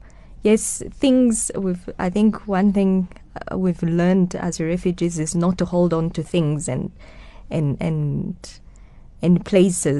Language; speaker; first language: English; non-native, local second language; Kinyarwanda